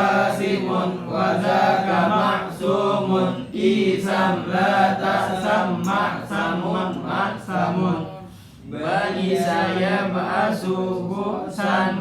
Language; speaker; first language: Arabic; non-native, learner; Indonesian